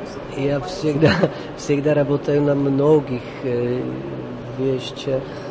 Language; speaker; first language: Russian; non-native, fluent; Czech